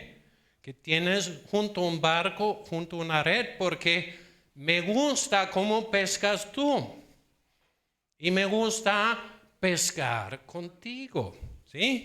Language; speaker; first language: Spanish; non-native, fluent; Danish